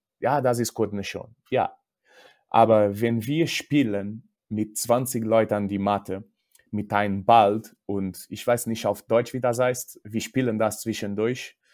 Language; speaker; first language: German; non-native, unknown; Portuguese